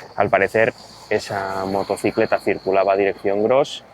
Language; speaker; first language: Spanish; native; Spanish